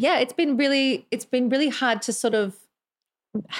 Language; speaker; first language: English; native; English